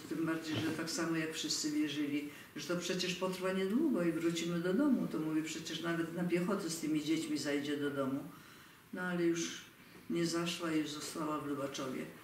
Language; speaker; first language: Polish; native; Polish